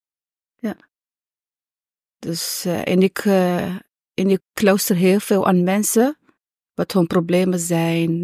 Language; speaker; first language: Dutch; non-native, fluent; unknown